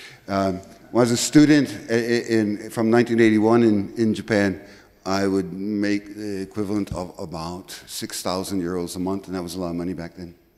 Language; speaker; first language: English; native; English